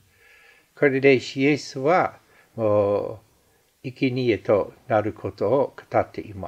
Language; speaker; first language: Japanese; non-native, fluent; English